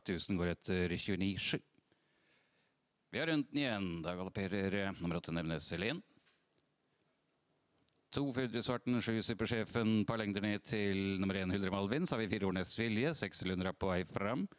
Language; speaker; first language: Norwegian; native; Norwegian